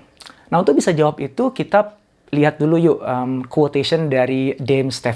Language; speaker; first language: Indonesian; native; Indonesian